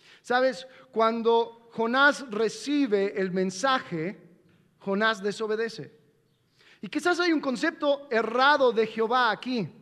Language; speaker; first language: Spanish; non-native, fluent; English